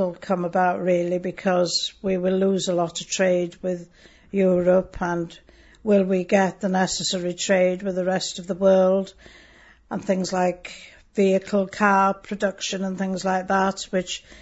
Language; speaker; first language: English; non-native, local second language; Welsh